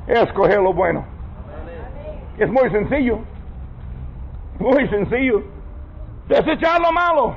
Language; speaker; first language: Spanish; non-native, learner; English